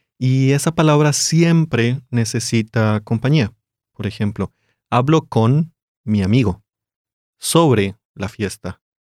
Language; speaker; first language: Spanish; native; Spanish